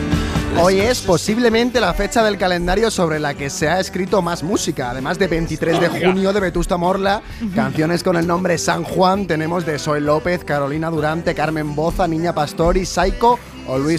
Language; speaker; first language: Spanish; native; Spanish